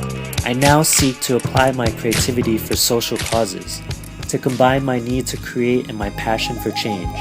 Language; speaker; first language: English; early bilingual, other home language; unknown